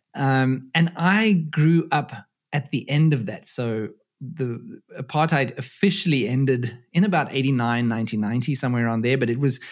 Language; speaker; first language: English; native; English